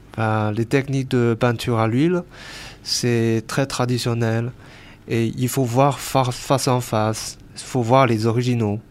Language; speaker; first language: French; non-native, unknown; Chinese